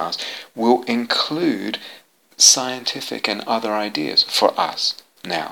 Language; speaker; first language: English; native; English